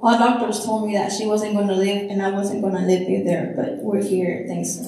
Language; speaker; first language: English; early bilingual, other home language; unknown